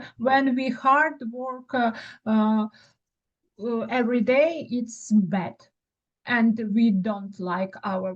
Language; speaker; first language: English; non-native, learner; Ukrainian